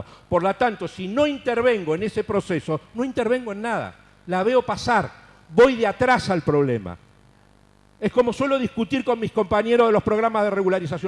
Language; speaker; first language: Spanish; native; Spanish